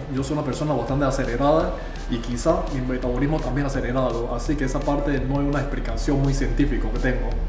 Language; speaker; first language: Spanish; non-native, fluent; Chinese